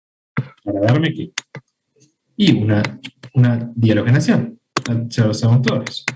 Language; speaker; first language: Spanish; native; Spanish